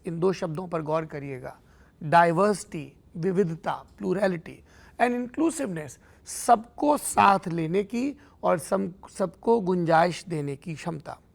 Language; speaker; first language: Hindi; native; Hindi